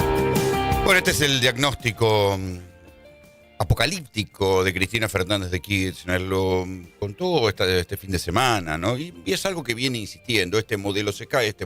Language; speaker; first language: Spanish; native; Spanish